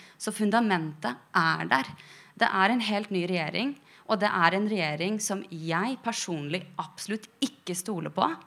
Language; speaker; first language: Norwegian; early bilingual, other home language; Persian